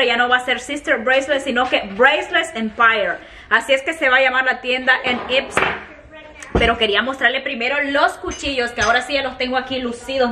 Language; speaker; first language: Spanish; native; Spanish